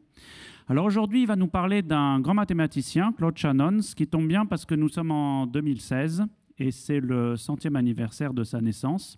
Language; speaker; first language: French; native; French